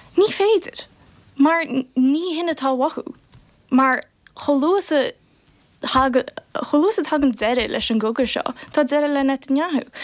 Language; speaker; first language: Irish; native; Irish